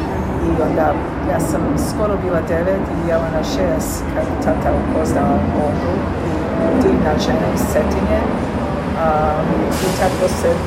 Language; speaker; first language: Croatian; early bilingual, heritage; Serbian